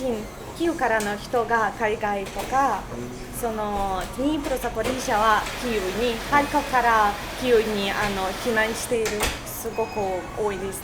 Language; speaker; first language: Japanese; non-native, fluent; Russian